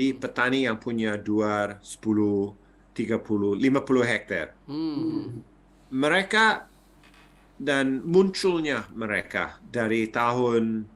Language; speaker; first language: Indonesian; non-native, fluent; English